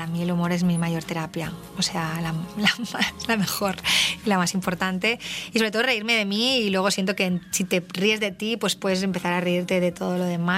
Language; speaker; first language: Spanish; native; Spanish